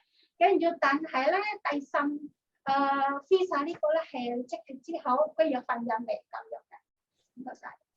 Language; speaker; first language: Cantonese; non-native, learner; Indonesian